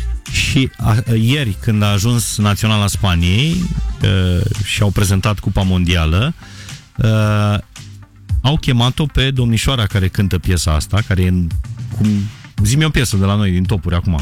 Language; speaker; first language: Romanian; native; Romanian